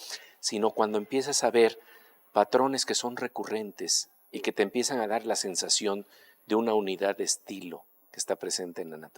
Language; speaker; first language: Spanish; native; Spanish